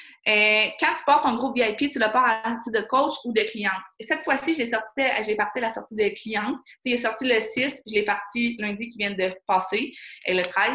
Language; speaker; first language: French; native; French